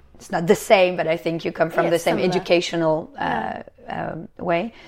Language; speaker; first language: English; non-native, fluent; French